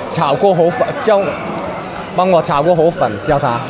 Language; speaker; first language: Chinese; non-native, fluent; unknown